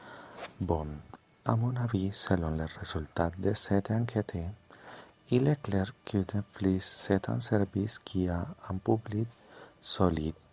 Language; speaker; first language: French; non-native, fluent; Spanish